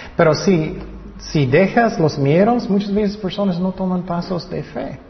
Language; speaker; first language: Spanish; non-native, fluent; English